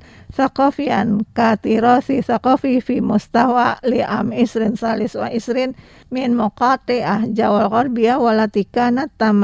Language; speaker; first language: Arabic; non-native, fluent; Indonesian